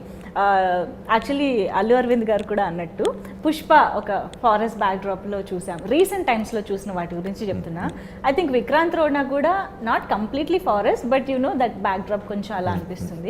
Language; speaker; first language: Telugu; native; Telugu